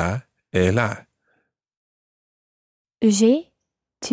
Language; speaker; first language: French; non-native, learner; English